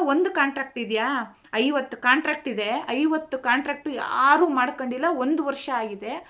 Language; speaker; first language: Kannada; non-native, local second language; Telugu